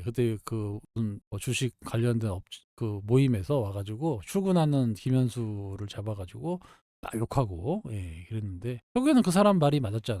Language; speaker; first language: Korean; native; Korean